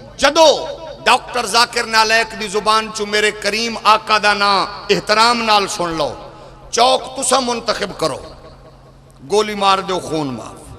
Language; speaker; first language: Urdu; non-native, local second language; Punjabi